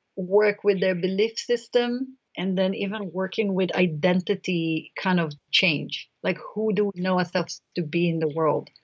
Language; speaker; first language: English; non-native, fluent; Hebrew